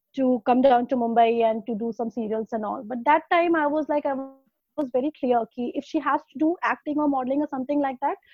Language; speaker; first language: English; non-native, local second language; Hindi